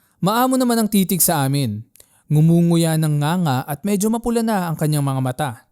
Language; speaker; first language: Filipino; native; Filipino